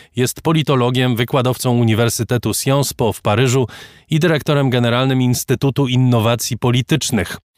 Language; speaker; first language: Polish; native; Polish